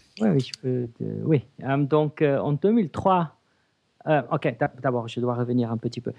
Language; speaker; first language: French; non-native, fluent; English